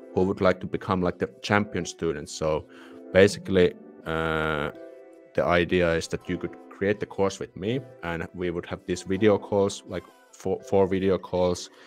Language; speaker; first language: English; non-native, fluent; Finnish